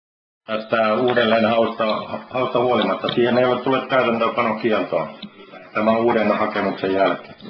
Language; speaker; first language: Finnish; native; Finnish